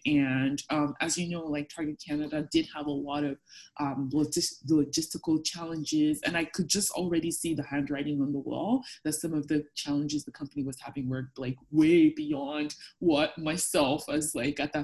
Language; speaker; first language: English; non-native, local second language; Yoruba